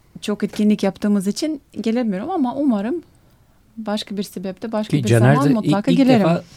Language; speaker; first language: Turkish; non-native, fluent; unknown